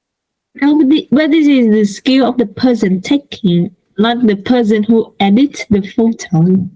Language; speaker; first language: English; non-native, learner; Vietnamese